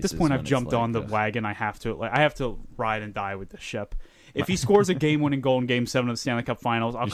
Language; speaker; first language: English; native; English